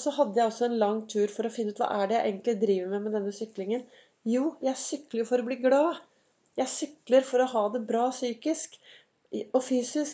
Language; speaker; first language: Norwegian; native; Norwegian